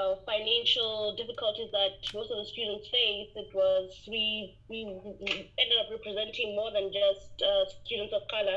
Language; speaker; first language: English; non-native, local second language; Northern Sotho